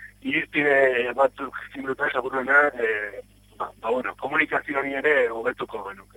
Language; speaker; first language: Basque; native; Basque